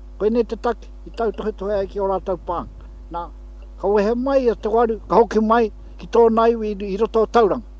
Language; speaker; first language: Māori; native; Māori